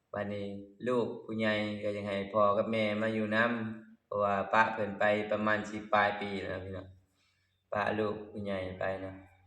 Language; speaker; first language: Lao; native; Lao